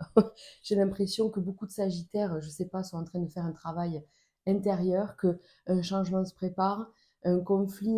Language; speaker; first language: French; native; French